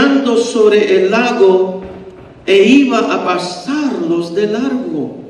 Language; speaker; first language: Spanish; early bilingual, heritage; Spanish